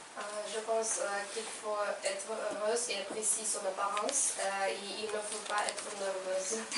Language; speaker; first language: French; non-native, fluent; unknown